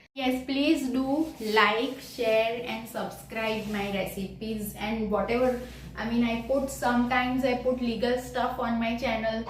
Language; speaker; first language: English; non-native, local second language; Gujarati